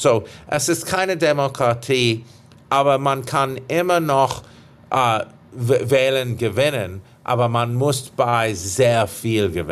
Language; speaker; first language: German; non-native, fluent; English